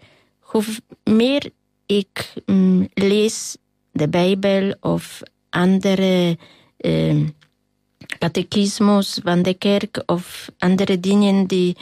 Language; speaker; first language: Dutch; non-native, learner; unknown